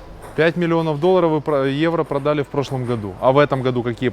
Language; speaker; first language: Russian; native; Russian